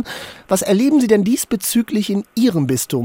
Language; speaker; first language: German; native; German